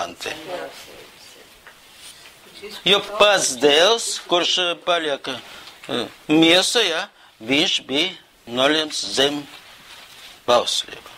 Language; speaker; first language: Latvian; non-native, local second language; Russian